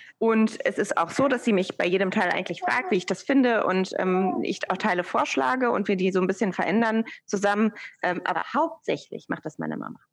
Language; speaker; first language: German; early bilingual, other home language; Persian